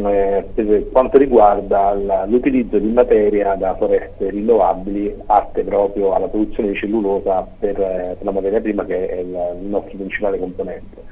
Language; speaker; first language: Italian; native; Italian